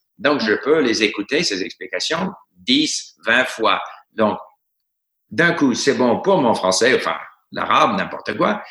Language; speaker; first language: French; non-native, fluent; English